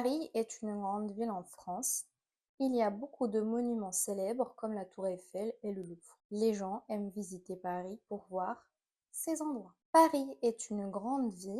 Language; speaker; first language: French; non-native, fluent; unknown